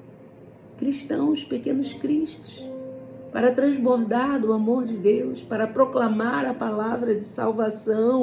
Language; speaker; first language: Portuguese; native; Portuguese